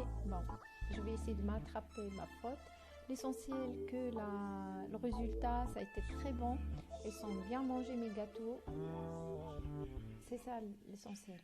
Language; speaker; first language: French; non-native, fluent; Arabic